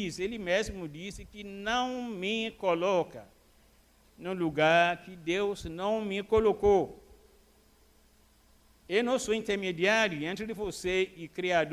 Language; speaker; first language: Portuguese; non-native, fluent; Arabic